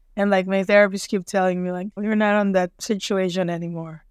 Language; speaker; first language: English; non-native, local second language; Filipino